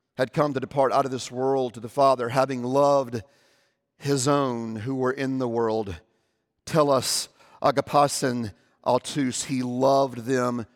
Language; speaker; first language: English; native; English